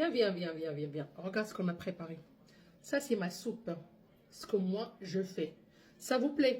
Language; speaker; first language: French; non-native, local second language; Arabic